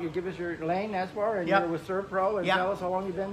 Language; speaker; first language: English; native; English